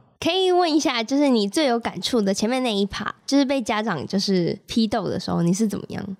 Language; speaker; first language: Chinese; native; Chinese